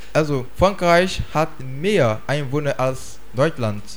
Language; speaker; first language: German; non-native, fluent; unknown